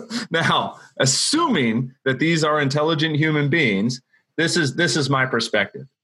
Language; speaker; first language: English; native; English